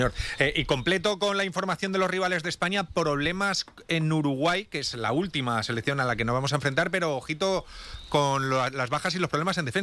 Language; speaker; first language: Spanish; native; Spanish